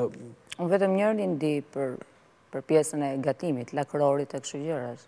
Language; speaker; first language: Albanian; native; Albanian